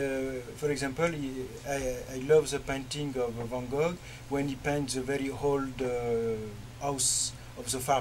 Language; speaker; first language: English; non-native, learner; French